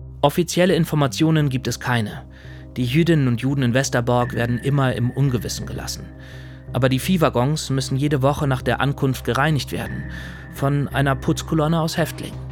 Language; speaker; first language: German; native; German